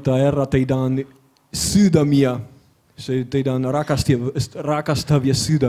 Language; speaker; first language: Finnish; non-native, learner; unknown